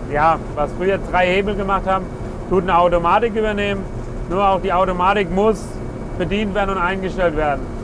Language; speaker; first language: German; non-native, fluent; Russian